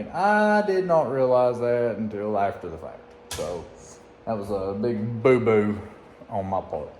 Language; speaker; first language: English; native; English